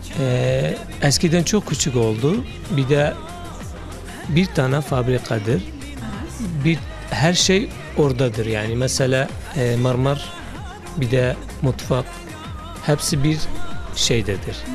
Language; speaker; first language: Turkish; non-native, learner; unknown